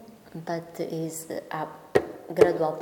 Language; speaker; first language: English; non-native, learner; Portuguese